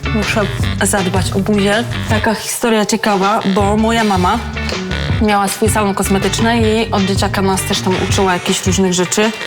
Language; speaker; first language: Polish; native; Polish